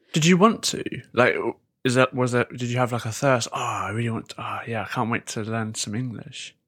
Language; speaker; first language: English; native; English